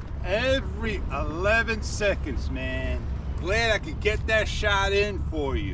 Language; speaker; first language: English; native; English